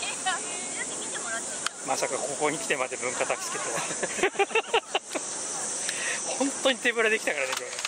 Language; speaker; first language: Japanese; native; Japanese